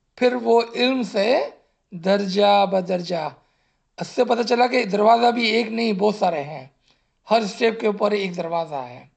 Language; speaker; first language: Urdu; non-native, local second language; Gujarati